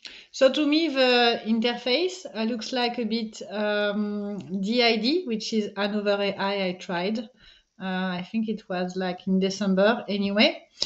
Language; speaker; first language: English; non-native, fluent; French